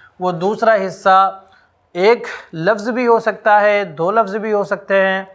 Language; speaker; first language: Urdu; native; Urdu